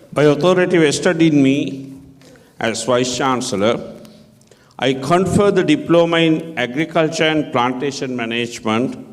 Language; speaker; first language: English; non-native, local second language; Sinhala